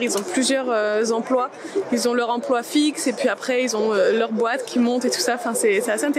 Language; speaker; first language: French; native; French